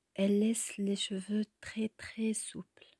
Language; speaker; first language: French; non-native, local second language; Arabic